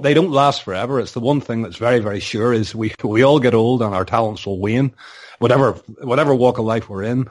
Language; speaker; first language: English; native; English